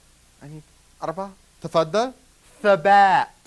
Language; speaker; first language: Arabic; native; Arabic